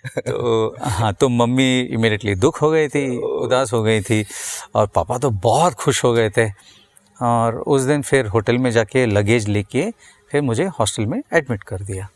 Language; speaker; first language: Hindi; non-native, local second language; Tamil